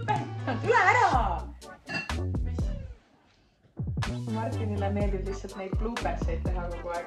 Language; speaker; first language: Estonian; native; Estonian